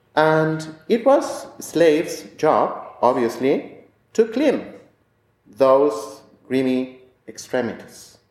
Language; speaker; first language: English; non-native, fluent; Spanish